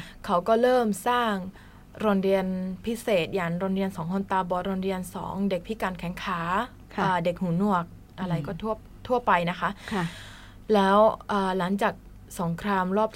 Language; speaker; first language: Thai; non-native, fluent; Japanese